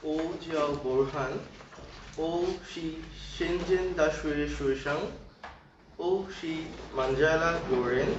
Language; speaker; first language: Chinese; non-native, learner; Bangla